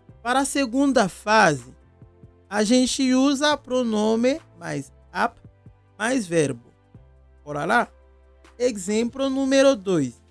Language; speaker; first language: Portuguese; non-native, local second language; Haitian Creole